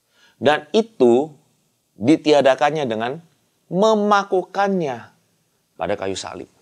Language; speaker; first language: Indonesian; native; Indonesian